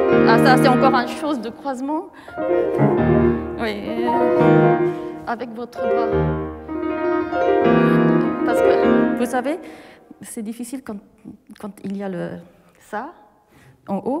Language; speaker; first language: French; non-native, fluent; Japanese